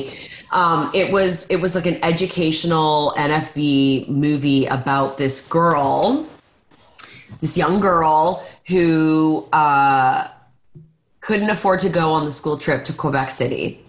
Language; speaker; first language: English; native; English